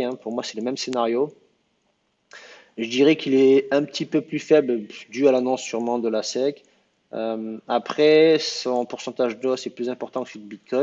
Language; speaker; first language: French; native; French